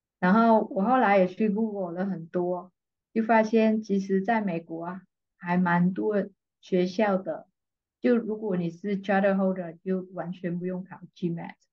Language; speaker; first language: Chinese; non-native, fluent; Vietnamese